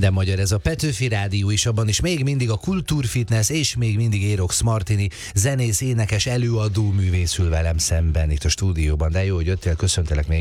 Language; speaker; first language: Hungarian; native; Hungarian